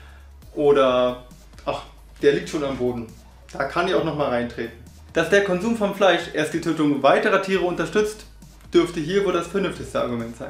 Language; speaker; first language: German; native; German